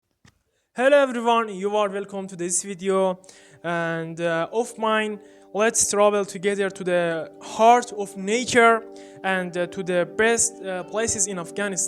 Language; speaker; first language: English; non-native, learner; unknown